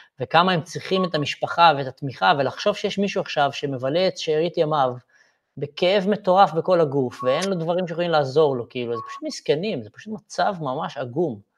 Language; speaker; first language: Hebrew; non-native, local second language; Arabic